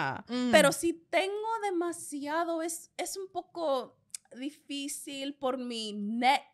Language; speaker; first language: Spanish; non-native, learner; English